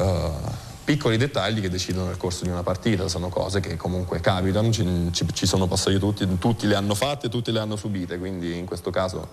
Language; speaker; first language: Italian; native; Italian